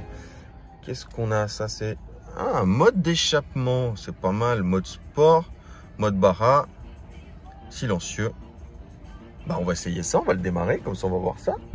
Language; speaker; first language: French; native; French